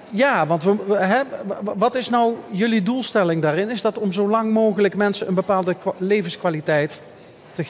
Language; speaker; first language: Dutch; native; Dutch